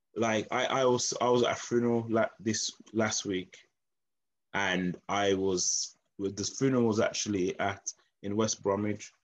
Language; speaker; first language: English; native; English